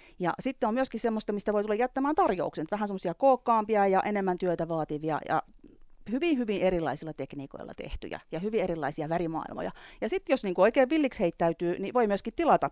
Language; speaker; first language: Finnish; native; Finnish